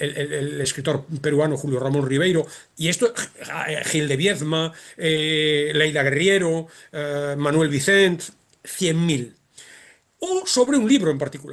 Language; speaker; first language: Spanish; native; Spanish